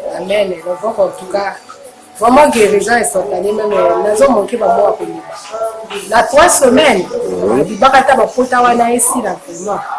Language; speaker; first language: Lingala; native; Lingala